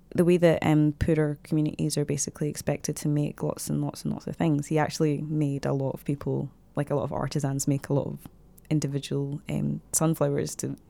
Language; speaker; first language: English; native; English